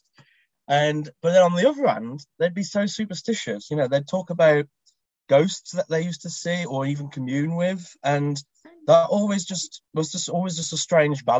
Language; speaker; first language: English; native; English